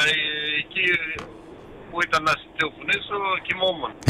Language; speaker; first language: Greek; early bilingual, heritage; Greek